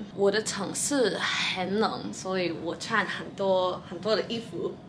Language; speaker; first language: Chinese; early bilingual, other home language; English